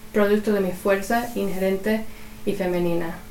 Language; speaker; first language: Spanish; early bilingual, other home language; English